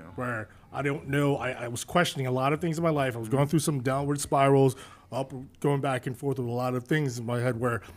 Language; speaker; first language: English; early bilingual, other home language; Filipino